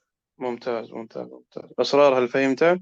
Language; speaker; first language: Arabic; non-native, fluent; Urdu